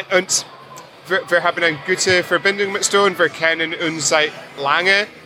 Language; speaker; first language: German; non-native, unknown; English